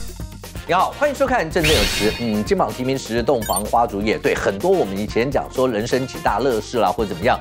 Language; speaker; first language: Chinese; native; Chinese